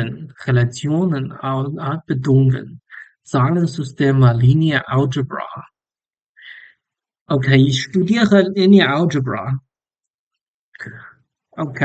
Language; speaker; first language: German; non-native, learner; English